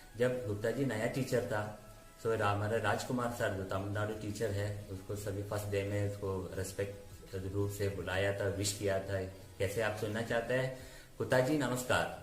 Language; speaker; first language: Hindi; non-native, local second language; Malayalam